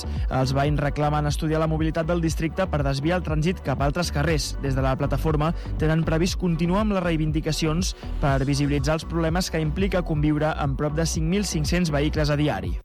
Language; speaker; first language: Catalan; native; Catalan